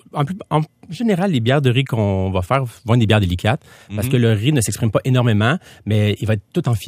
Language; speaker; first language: French; native; French